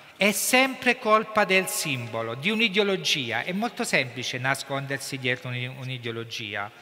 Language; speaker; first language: Italian; native; Italian